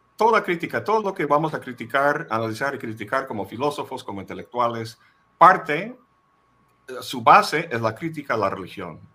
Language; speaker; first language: Spanish; non-native, fluent; English